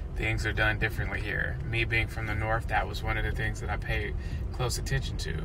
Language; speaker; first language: English; native; English